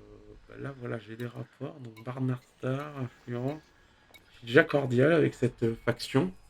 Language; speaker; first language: French; native; French